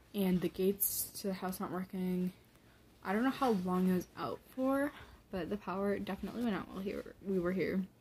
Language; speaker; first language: English; native; English